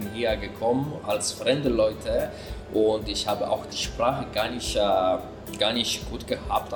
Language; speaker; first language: German; non-native, fluent; Polish